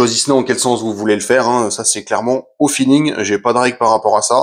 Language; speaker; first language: French; native; French